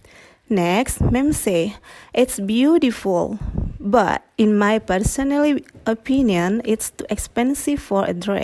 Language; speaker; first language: English; non-native, fluent; Indonesian